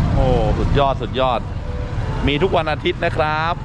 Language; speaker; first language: Thai; native; Thai